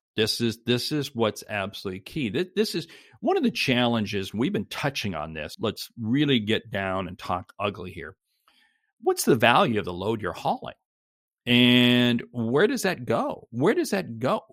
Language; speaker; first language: English; native; English